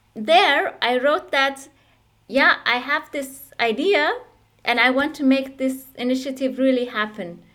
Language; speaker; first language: English; non-native, fluent; Persian